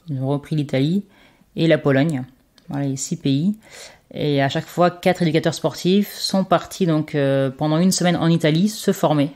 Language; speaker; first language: French; native; French